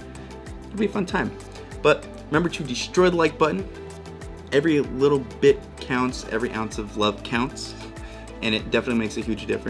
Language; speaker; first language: English; native; English